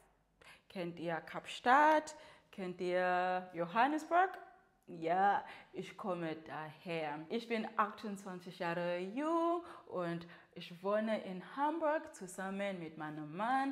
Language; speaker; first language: German; non-native, learner; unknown